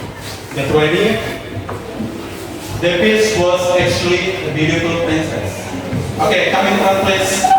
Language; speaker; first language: English; non-native, fluent; Indonesian